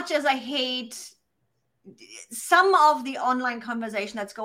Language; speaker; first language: English; non-native, fluent; German